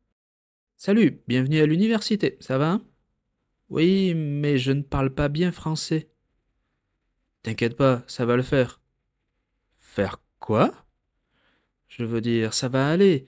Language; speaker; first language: French; native; French